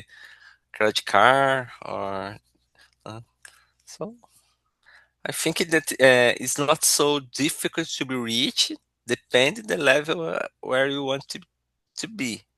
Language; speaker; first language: English; non-native, learner; Portuguese